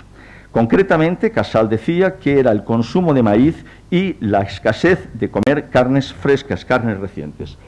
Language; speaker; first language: Spanish; native; Spanish